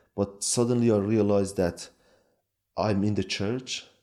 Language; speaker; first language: English; non-native, fluent; Kurdish